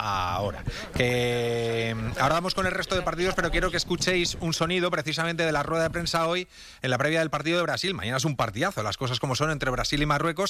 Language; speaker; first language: Spanish; native; Spanish